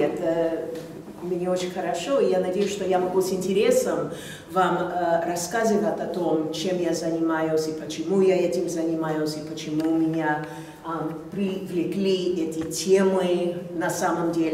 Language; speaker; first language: Russian; non-native, fluent; English